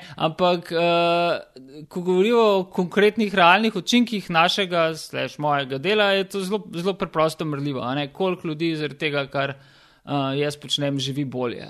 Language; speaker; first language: Slovenian; native; Slovenian